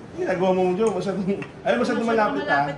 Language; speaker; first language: Filipino; native; Filipino